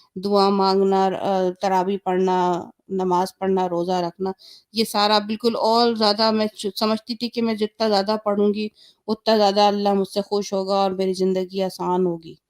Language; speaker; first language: Urdu; native; Urdu